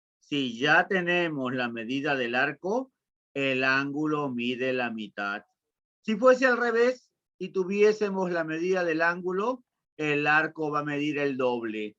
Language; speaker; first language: Spanish; native; Spanish